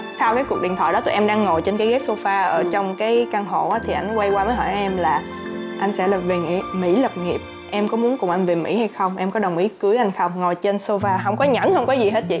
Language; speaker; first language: Vietnamese; native; Vietnamese